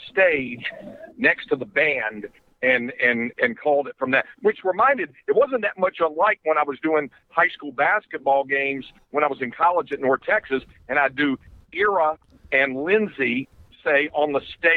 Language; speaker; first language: English; native; English